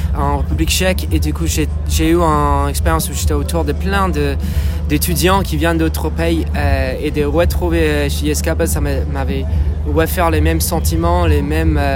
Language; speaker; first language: French; non-native, fluent; English